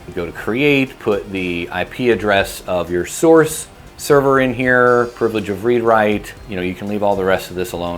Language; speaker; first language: English; native; English